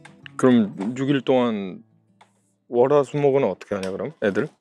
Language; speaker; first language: Korean; native; Korean